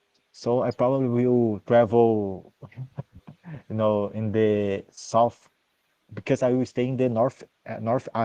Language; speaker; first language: English; non-native, learner; Portuguese